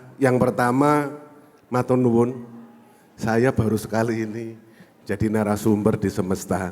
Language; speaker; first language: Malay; non-native, local second language; Javanese